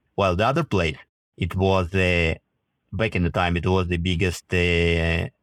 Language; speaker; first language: English; non-native, fluent; Russian